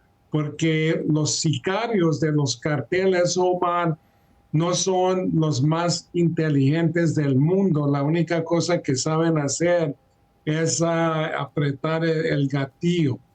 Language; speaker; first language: Spanish; early bilingual, heritage; Spanish